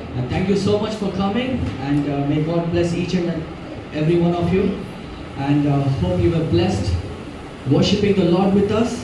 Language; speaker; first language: English; non-native, local second language; Telugu